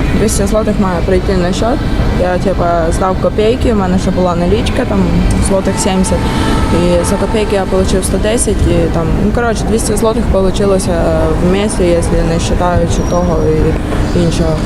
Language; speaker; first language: Ukrainian; native; Ukrainian